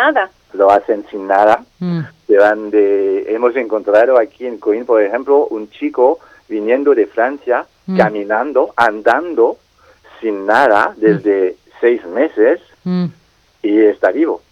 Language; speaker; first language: Spanish; non-native, fluent; French